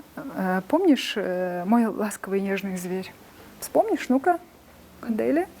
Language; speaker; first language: Russian; non-native, local second language; Kyrgyz